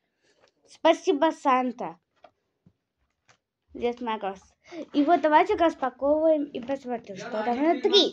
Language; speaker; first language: Russian; non-native, local second language; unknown